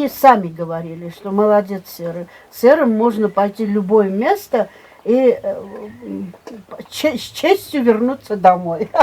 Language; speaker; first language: Russian; non-native, local second language; Armenian